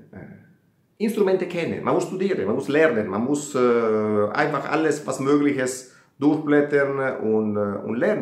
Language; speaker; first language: German; non-native, fluent; Italian